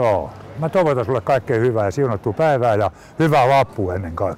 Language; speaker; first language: Finnish; native; Finnish